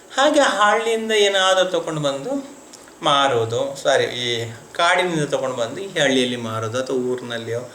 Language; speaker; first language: Kannada; non-native, local second language; Malayalam